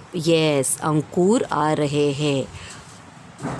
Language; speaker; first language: Hindi; non-native, local second language; Marathi